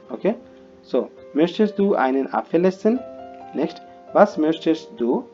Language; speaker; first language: German; non-native, fluent; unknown